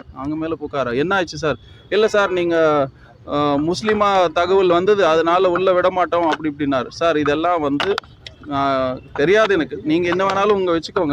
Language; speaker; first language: Tamil; native; Tamil